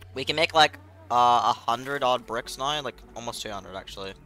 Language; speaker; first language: English; native; English